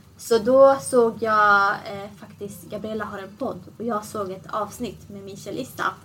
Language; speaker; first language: Swedish; early bilingual, other home language; Assyrian Neo-Aramaic